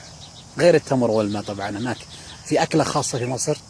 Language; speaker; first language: Arabic; native; Arabic